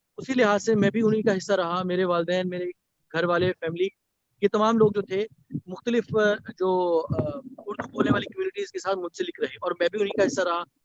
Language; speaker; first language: Urdu; native; Urdu